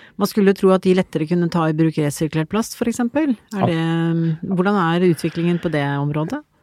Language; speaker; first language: Norwegian; native; Norwegian